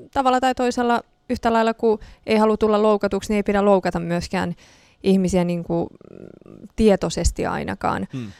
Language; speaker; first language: Finnish; early bilingual, other home language; Persian